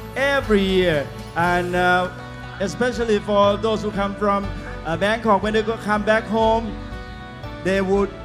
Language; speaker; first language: English; non-native, fluent; Thai